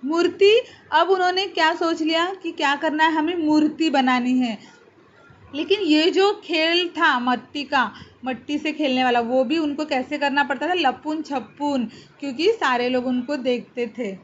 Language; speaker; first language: Hindi; non-native, local second language; Marathi